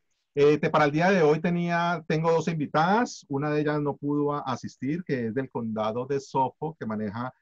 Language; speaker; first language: Spanish; native; Spanish